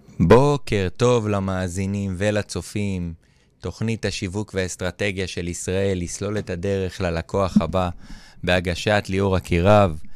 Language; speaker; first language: Hebrew; native; Hebrew